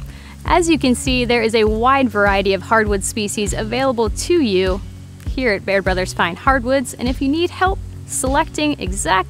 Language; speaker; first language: English; native; English